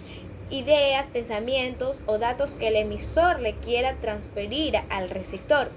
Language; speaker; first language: Spanish; native; Spanish